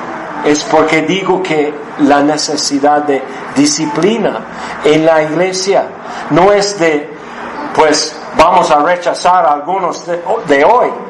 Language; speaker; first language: Spanish; non-native, fluent; English